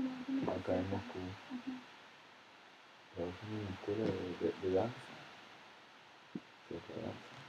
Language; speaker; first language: Spanish; non-native, fluent; Russian